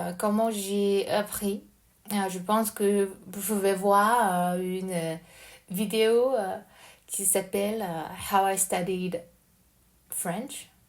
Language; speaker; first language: French; non-native, learner; Japanese